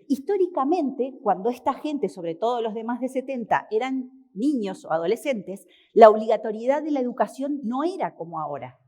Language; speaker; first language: Spanish; native; Spanish